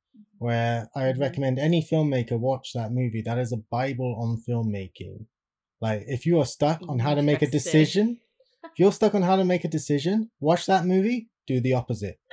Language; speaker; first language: English; native; English